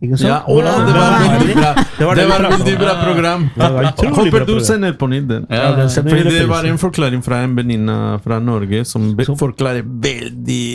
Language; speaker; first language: Norwegian; non-native, learner; Spanish